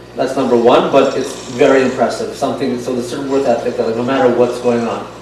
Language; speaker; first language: English; non-native, fluent; Yiddish